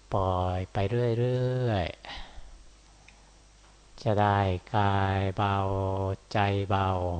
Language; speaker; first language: Thai; non-native, fluent; Japanese